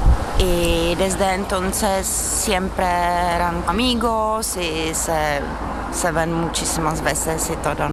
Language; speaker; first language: Spanish; non-native, fluent; Czech